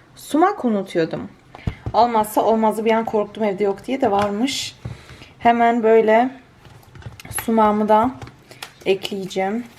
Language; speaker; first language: Turkish; early bilingual, heritage; Turkish